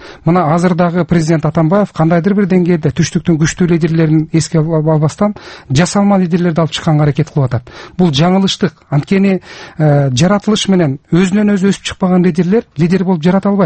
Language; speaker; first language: Kyrgyz; native; Kyrgyz